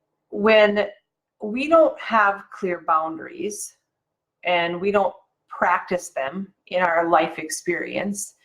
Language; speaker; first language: English; native; English